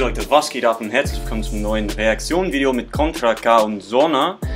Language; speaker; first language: German; non-native, learner; English